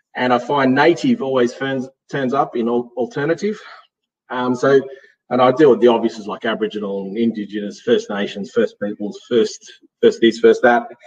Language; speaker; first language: English; native; English